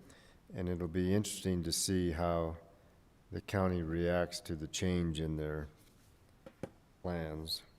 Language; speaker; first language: English; native; English